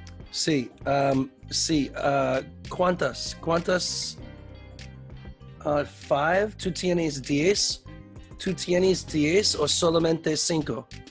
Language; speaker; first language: Spanish; non-native, learner; English